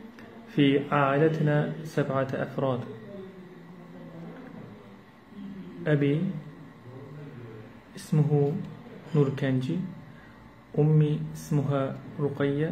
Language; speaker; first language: Arabic; non-native, learner; Uyghur